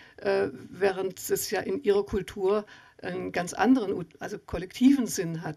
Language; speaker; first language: German; native; German